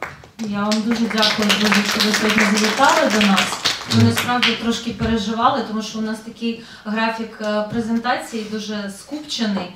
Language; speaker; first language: Ukrainian; native; Ukrainian